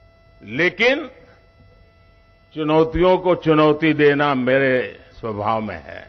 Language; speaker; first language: Hindi; non-native, local second language; Gujarati